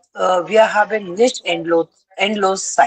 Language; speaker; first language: German; non-native, learner; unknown